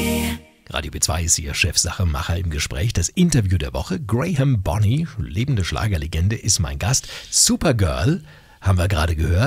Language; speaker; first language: German; native; German